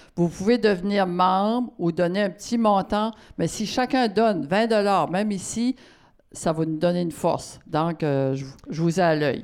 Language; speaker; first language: French; native; French